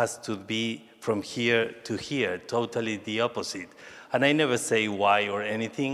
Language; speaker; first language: English; non-native, fluent; Spanish